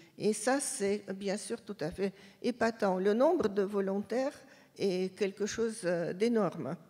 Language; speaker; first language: French; non-native, fluent; Russian